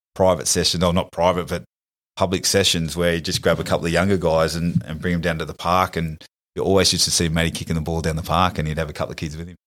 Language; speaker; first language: English; native; English